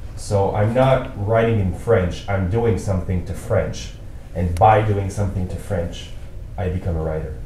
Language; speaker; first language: English; non-native, local second language; French